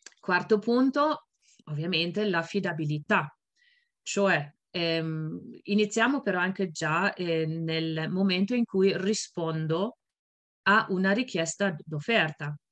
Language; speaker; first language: Italian; non-native, fluent; German